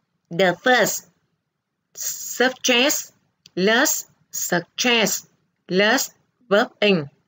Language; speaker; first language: English; non-native, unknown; Vietnamese